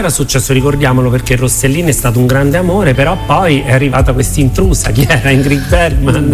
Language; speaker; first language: Italian; native; Italian